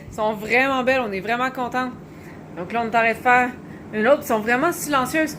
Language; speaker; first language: French; native; French